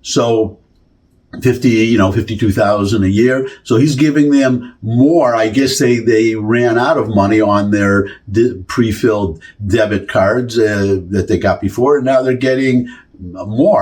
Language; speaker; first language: English; native; English